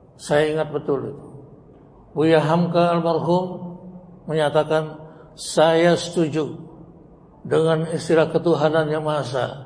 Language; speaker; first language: Indonesian; native; Indonesian